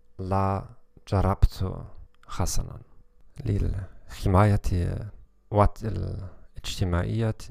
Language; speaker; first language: Arabic; non-native, learner; German